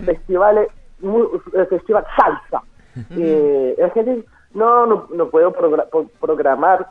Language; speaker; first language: Spanish; non-native, fluent; French